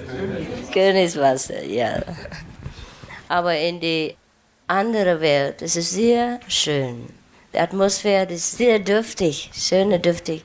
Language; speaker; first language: German; non-native, learner; Vietnamese